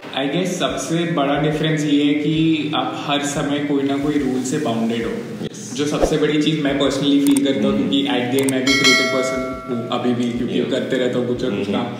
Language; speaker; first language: Hindi; non-native, local second language; Marathi